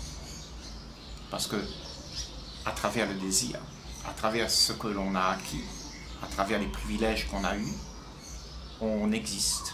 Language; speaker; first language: French; native; French